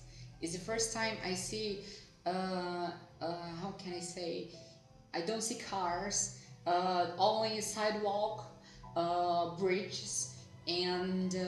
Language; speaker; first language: English; non-native, fluent; Portuguese